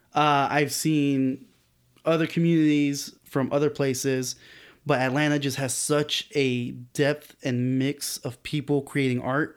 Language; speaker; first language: English; early bilingual, other home language; Spanish